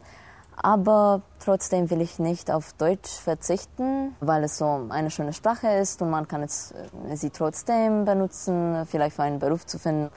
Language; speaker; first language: German; non-native, fluent; Romanian